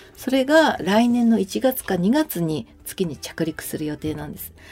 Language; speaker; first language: Japanese; native; Japanese